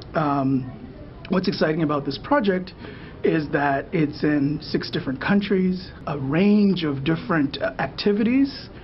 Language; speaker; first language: English; native; English